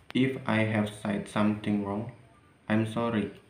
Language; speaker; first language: English; non-native, learner; Indonesian